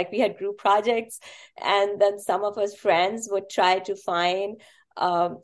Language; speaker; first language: English; non-native, local second language; Urdu